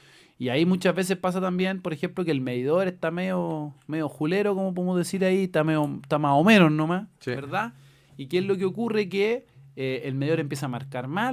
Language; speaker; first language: Spanish; native; Spanish